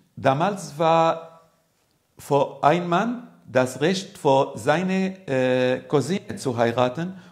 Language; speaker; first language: German; non-native, learner; Arabic